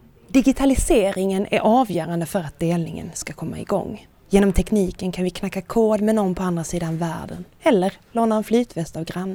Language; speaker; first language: Swedish; native; Swedish